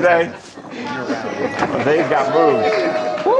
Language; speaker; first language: English; native; English